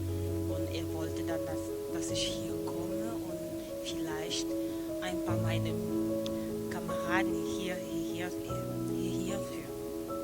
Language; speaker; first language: German; non-native, fluent; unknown